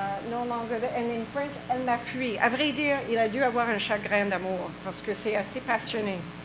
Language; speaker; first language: French; native; French